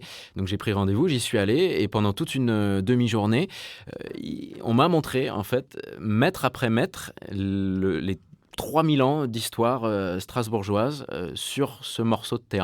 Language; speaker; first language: French; native; French